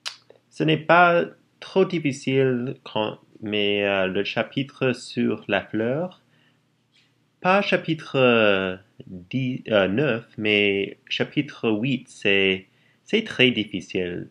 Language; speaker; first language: French; non-native, learner; English